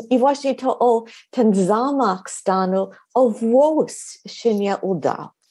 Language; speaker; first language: Polish; non-native, fluent; English